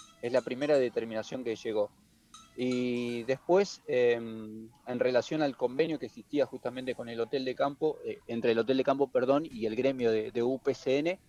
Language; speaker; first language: Spanish; native; Spanish